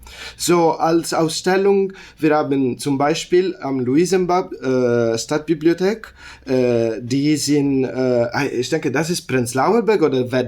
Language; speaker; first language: German; non-native, learner; Italian